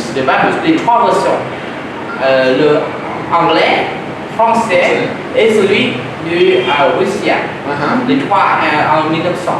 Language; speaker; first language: French; non-native, learner; Vietnamese